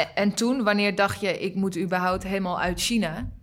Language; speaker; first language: Dutch; non-native, learner; Uyghur